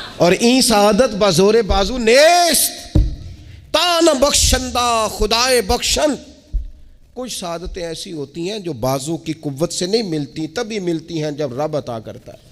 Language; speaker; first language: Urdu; non-native, local second language; Punjabi